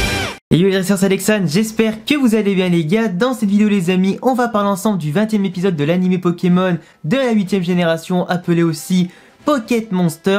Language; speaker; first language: French; native; French